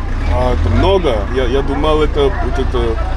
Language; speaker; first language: Russian; non-native, learner; English